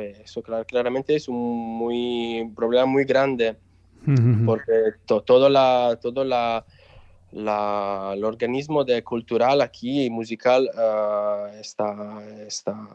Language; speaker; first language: Spanish; non-native, local second language; Italian